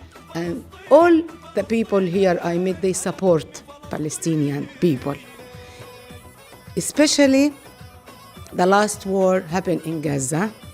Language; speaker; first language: English; non-native, learner; Arabic